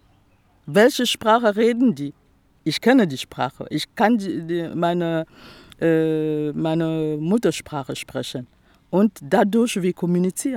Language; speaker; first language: German; non-native, fluent; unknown